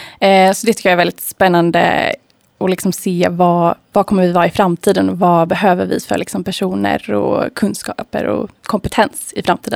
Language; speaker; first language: Swedish; native; Swedish